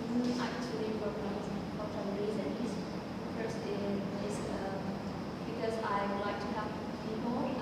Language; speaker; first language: English; non-native, fluent; Vietnamese